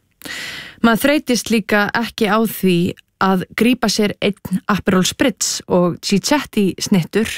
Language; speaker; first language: Icelandic; native; Icelandic